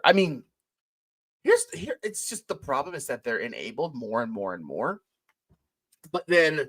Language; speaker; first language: English; native; English